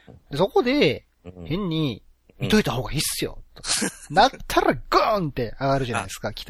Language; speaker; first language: Japanese; native; Japanese